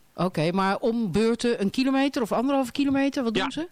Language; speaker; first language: Dutch; native; Dutch